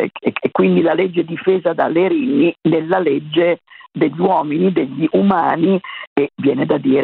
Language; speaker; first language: Italian; native; Italian